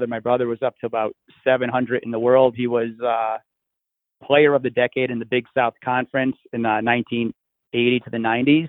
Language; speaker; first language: English; native; English